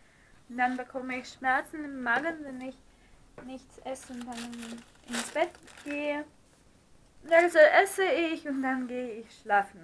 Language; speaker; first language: German; non-native, fluent; Russian